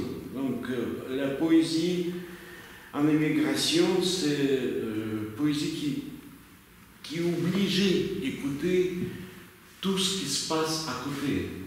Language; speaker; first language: French; non-native, learner; Russian